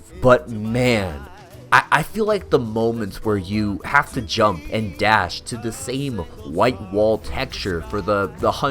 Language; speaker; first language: English; native; English